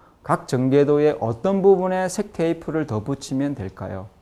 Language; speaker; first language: Korean; native; Korean